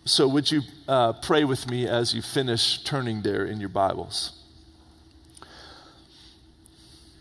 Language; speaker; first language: English; native; English